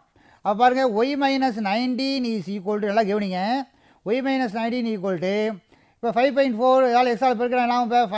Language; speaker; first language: Tamil; native; Tamil